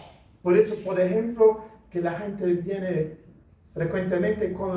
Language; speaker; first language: Spanish; non-native, fluent; Portuguese